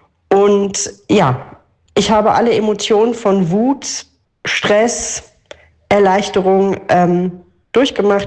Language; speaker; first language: German; native; German